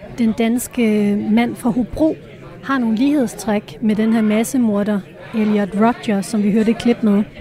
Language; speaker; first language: Danish; native; Danish